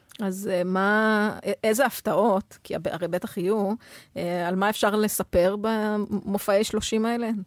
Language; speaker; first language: Hebrew; native; Hebrew